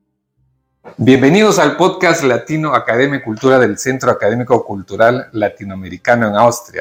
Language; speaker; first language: Spanish; native; Spanish